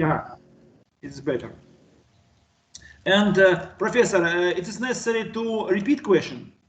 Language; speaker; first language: English; non-native, learner; Russian